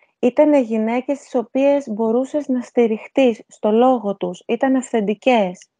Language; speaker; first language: Greek; native; Greek